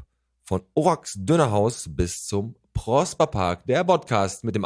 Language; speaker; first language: German; native; German